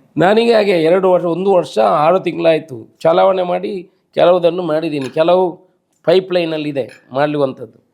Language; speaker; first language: Kannada; non-native, local second language; Tulu